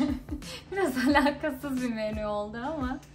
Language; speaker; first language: Turkish; native; Turkish